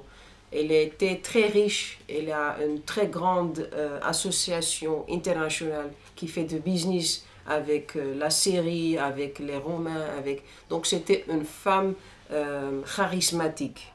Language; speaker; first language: French; non-native, fluent; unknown